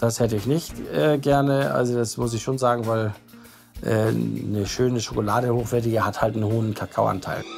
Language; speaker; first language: German; native; German